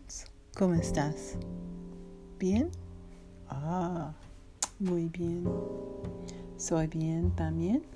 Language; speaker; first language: Spanish; non-native, learner; English